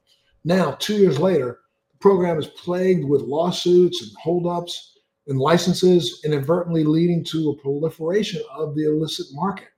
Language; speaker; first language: English; native; English